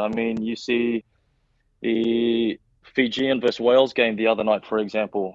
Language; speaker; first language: English; non-native, local second language; Fijian